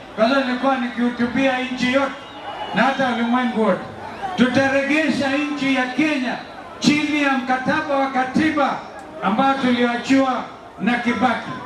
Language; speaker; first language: Swahili; non-native, local second language; Kamba